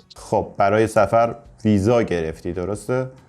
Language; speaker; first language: Persian; native; Persian